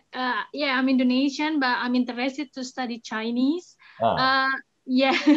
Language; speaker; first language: English; non-native, fluent; Indonesian